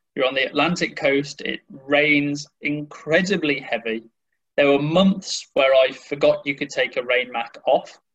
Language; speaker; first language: English; native; English